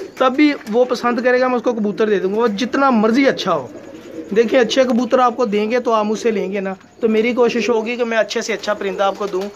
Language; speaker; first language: Urdu; non-native, local second language; Punjabi